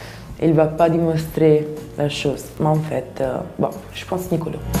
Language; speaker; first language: French; non-native, learner; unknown